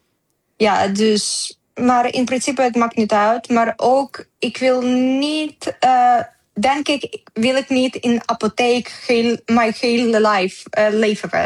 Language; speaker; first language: Dutch; non-native, learner; Ukrainian